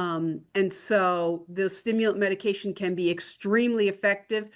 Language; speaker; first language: English; native; English